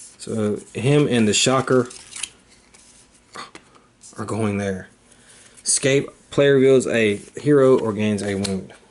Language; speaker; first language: English; native; English